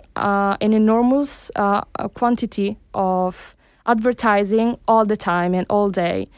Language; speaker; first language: English; early bilingual, heritage; Spanish